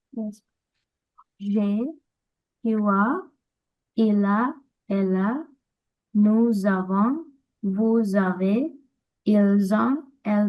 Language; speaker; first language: French; non-native, learner; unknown